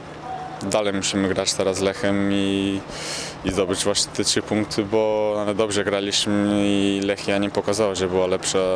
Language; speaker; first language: Polish; non-native, fluent; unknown